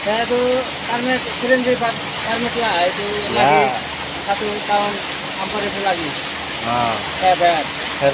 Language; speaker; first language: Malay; non-native, learner; Bangla